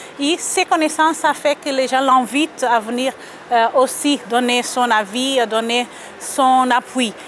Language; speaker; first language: French; non-native, fluent; Portuguese